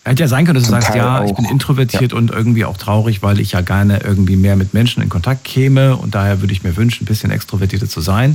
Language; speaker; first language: German; native; German